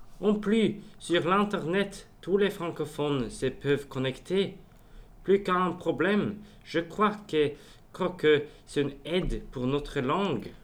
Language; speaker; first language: French; non-native, learner; Norwegian